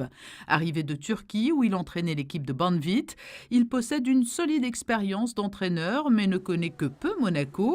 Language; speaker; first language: French; native; French